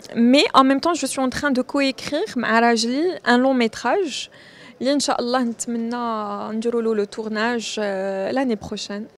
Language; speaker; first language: French; non-native, local second language; Arabic